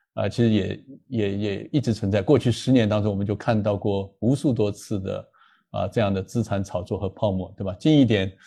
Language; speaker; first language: Chinese; native; Chinese